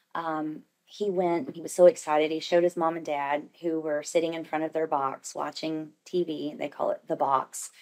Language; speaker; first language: English; native; English